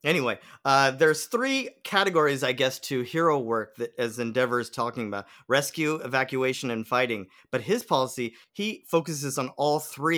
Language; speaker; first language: English; native; English